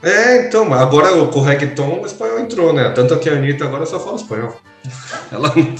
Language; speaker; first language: Portuguese; native; Portuguese